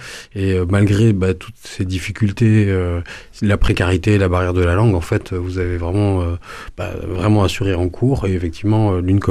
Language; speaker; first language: French; native; French